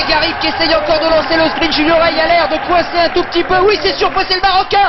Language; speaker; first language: French; native; French